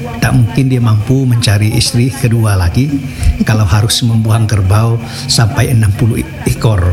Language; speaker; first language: Indonesian; non-native, local second language; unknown